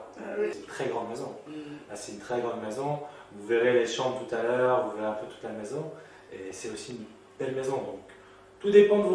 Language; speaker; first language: French; early bilingual, other home language; Turkish